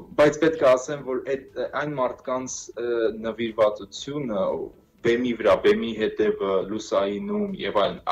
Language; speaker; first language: Armenian; native; Armenian